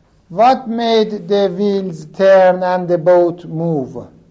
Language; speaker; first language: English; non-native, fluent; Persian